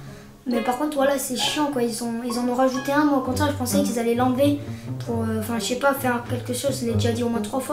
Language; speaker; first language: French; native; French